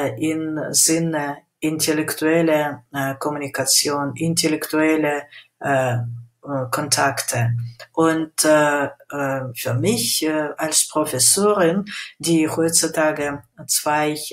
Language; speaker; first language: German; non-native, fluent; Russian